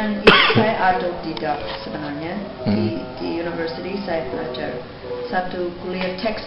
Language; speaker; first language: Indonesian; non-native, fluent; English